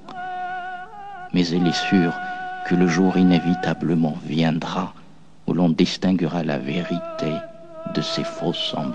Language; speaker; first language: French; non-native, local second language; Kabyle